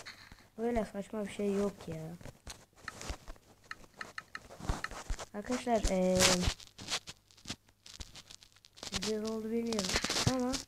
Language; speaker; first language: Turkish; native; Turkish